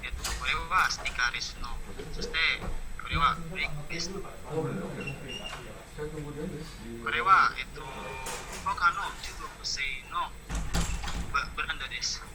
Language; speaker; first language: Japanese; non-native, learner; Indonesian